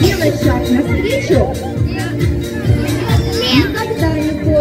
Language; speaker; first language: Russian; native; Russian